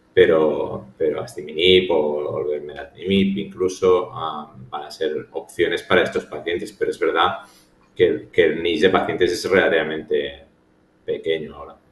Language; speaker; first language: Spanish; native; Spanish